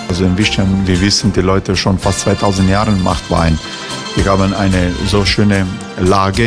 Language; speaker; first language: German; non-native, fluent; Croatian